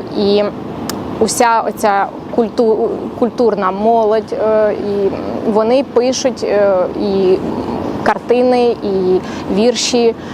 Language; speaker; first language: Ukrainian; non-native, local second language; Russian